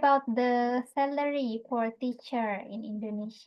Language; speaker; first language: English; non-native, fluent; Indonesian